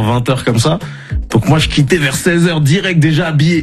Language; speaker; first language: French; non-native, local second language; Ngazidja Comorian